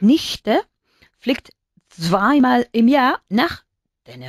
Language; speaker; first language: German; non-native, learner; Spanish